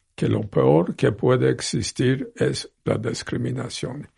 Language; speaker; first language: Spanish; non-native, fluent; Polish